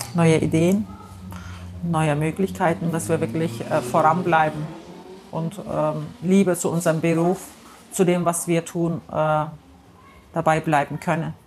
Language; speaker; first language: German; non-native, fluent; Turkish